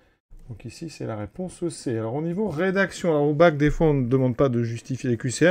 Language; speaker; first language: French; native; French